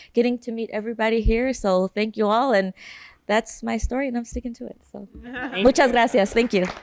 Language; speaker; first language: English; native; English